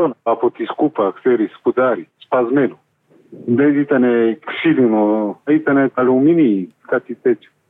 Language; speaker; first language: Greek; non-native, learner; Bulgarian